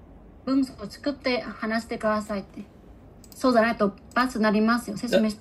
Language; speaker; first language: Japanese; non-native, fluent; Bangla